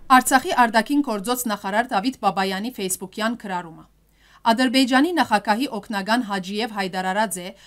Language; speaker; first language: Armenian; early bilingual, heritage; Armenian